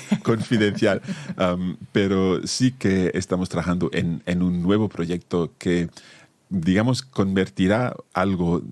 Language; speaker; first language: Spanish; non-native, fluent; English